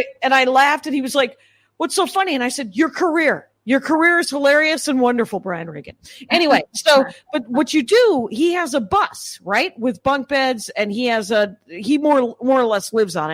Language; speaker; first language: English; native; English